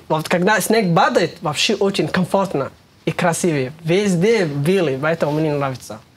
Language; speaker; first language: Russian; non-native, fluent; Somali